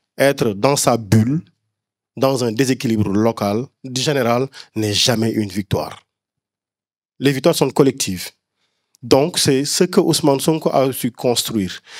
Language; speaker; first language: French; non-native, local second language; Wolof